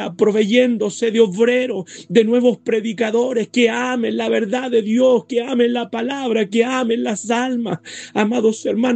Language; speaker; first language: Spanish; native; Spanish